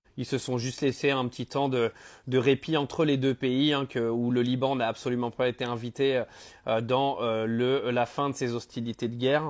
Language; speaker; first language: French; native; French